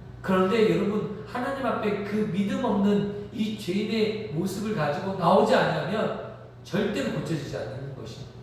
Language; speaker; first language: Korean; native; Korean